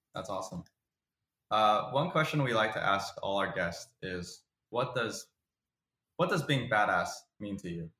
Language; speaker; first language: English; native; English